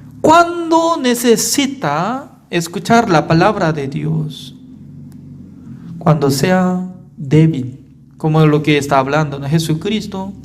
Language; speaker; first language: Spanish; non-native, fluent; Korean